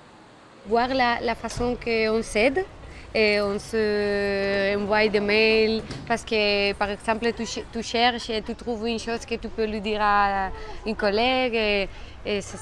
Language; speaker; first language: French; non-native, fluent; Spanish